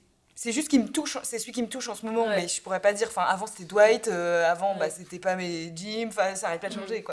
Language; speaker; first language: French; native; French